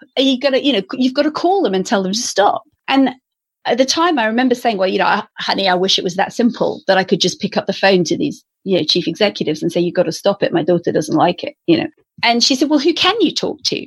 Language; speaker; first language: English; native; English